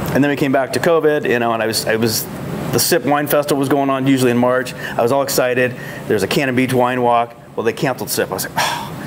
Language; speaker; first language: English; native; English